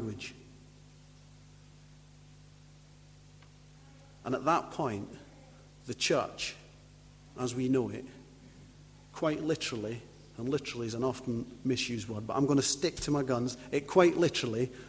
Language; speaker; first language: English; native; English